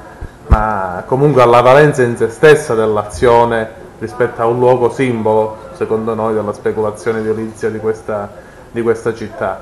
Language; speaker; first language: Italian; native; Italian